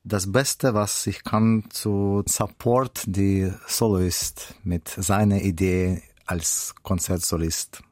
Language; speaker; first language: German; non-native, learner; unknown